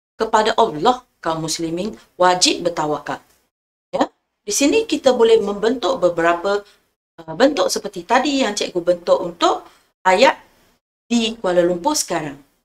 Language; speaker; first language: Malay; non-native, local second language; Chinese